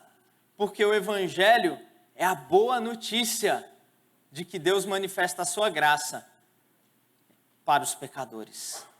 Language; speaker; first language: Portuguese; native; Portuguese